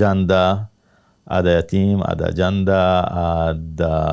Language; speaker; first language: Indonesian; non-native, learner; Arabic